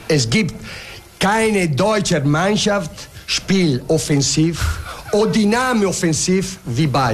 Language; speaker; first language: German; non-native, learner; Italian